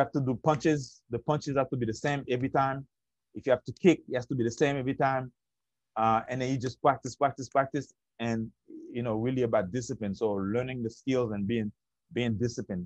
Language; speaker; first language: English; early bilingual, other home language; Haitian Creole